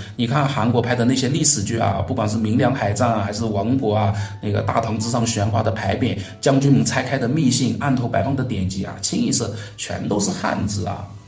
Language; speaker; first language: Chinese; non-native, local second language; Hakka Chinese